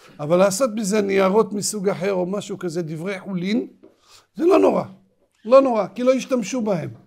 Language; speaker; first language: Hebrew; native; Hebrew